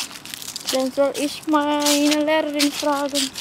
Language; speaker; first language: German; non-native, learner; Indonesian